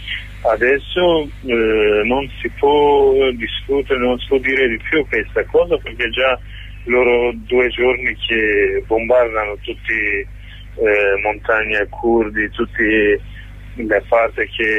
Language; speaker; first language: Italian; non-native, learner; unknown